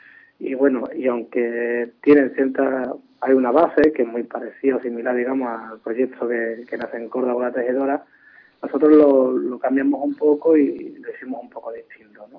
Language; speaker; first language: Spanish; native; Spanish